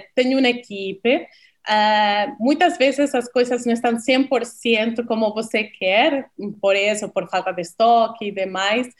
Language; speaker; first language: Portuguese; non-native, fluent; Spanish